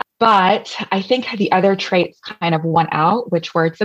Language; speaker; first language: English; native; English